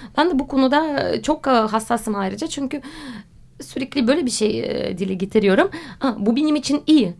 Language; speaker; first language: Turkish; non-native, fluent; Russian